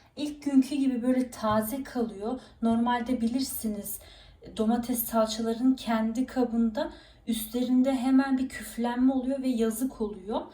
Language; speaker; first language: Turkish; early bilingual, heritage; Turkish